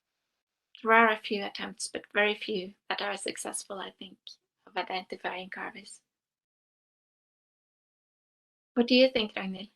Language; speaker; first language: English; non-native, fluent; Norwegian